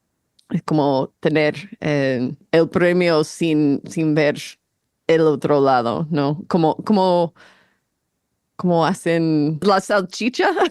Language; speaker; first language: Spanish; non-native, fluent; English